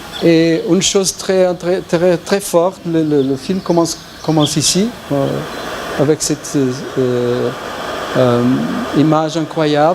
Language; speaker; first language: French; non-native, fluent; Portuguese